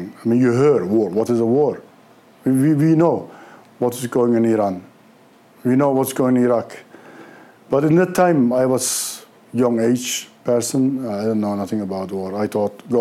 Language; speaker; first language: English; non-native, learner; Turkish